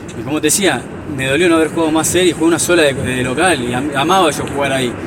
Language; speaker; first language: Spanish; native; Spanish